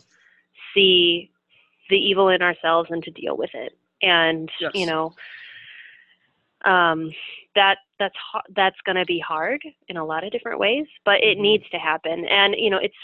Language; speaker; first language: English; native; English